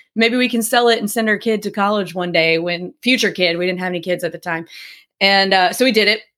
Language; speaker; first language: English; native; English